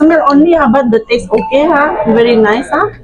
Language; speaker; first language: English; non-native, learner; Indonesian